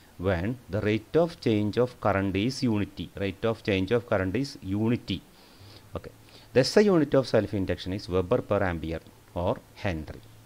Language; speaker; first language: English; non-native, local second language; Malayalam